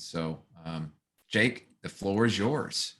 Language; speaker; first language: English; native; English